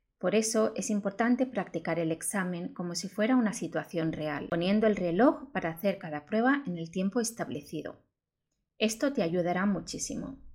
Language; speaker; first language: Spanish; native; Spanish